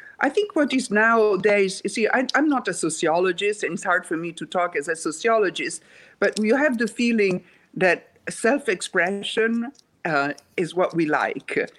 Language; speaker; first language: English; non-native, fluent; Italian